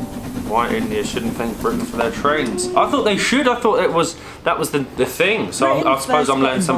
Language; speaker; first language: English; native; English